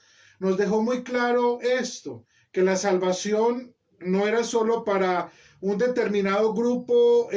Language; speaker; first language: Spanish; native; Spanish